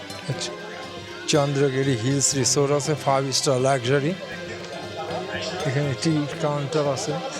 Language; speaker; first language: Bangla; native; Bangla